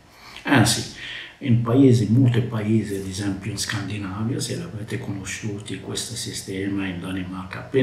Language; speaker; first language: Italian; non-native, learner; Arabic